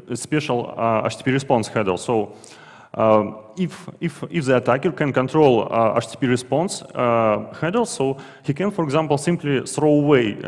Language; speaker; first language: English; non-native, fluent; Russian